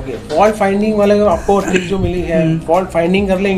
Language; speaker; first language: Hindi; native; Hindi